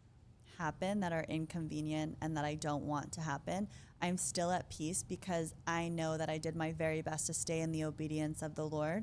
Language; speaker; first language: English; native; English